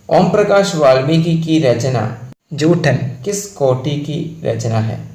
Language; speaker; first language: Hindi; non-native, local second language; Malayalam